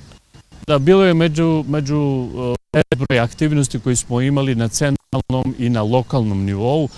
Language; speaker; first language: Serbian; non-native, local second language; Romany